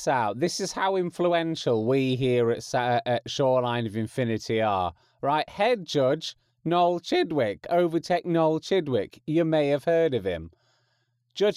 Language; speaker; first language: English; native; English